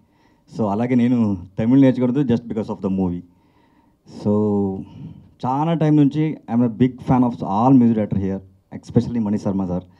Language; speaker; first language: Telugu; non-native, learner; Kannada